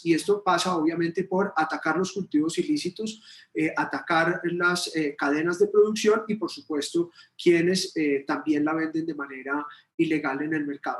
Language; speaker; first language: Spanish; native; Spanish